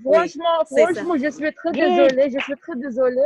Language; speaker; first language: French; non-native, learner; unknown